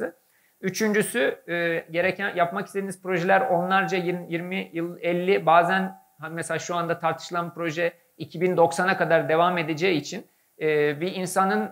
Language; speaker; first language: Turkish; native; Turkish